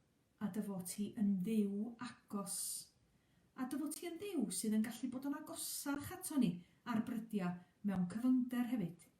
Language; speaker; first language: Welsh; native; Welsh